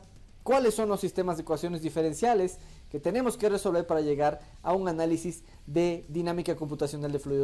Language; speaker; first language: Spanish; native; Spanish